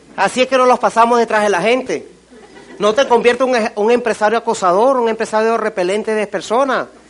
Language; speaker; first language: Spanish; native; Spanish